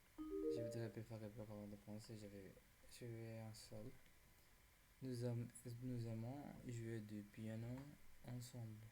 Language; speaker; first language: French; non-native, learner; English